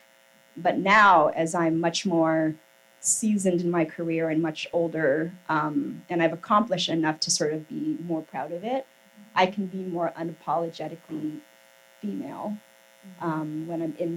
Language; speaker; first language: English; native; English